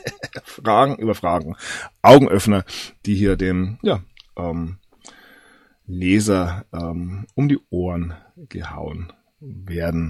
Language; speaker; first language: German; native; German